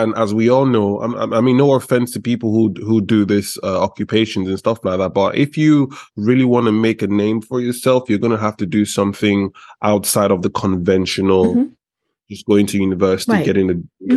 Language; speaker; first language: English; non-native, local second language; Yoruba